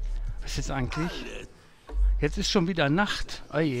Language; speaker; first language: German; native; German